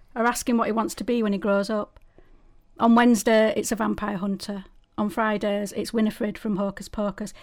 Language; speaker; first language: English; native; English